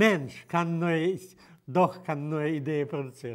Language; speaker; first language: German; non-native, fluent; Russian